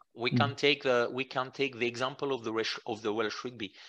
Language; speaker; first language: English; non-native, fluent; French